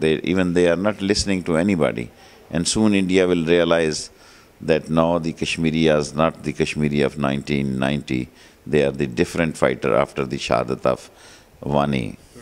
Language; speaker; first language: English; non-native, local second language; Punjabi